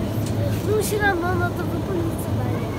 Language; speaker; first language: Russian; early bilingual, heritage; Russian